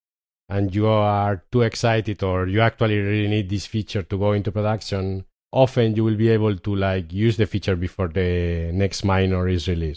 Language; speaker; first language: English; non-native, fluent; Spanish